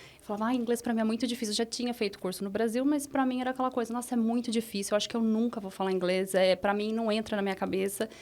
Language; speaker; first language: Portuguese; native; Portuguese